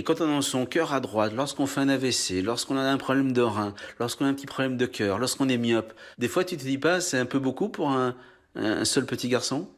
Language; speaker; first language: French; native; French